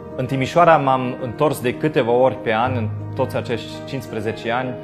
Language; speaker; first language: Romanian; non-native, fluent; German